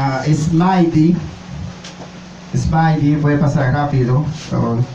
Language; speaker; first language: Spanish; non-native, learner; Haitian Creole